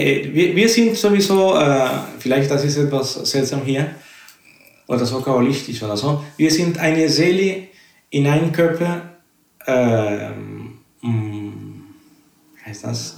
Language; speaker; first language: German; non-native, fluent; Spanish